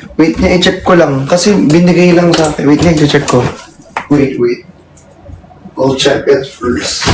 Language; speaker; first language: Filipino; native; Filipino